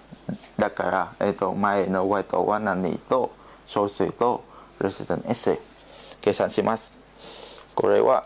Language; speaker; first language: Japanese; non-native, learner; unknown